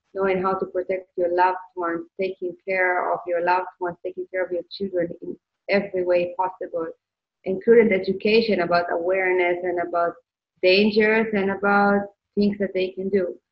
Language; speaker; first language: English; non-native, fluent; Hebrew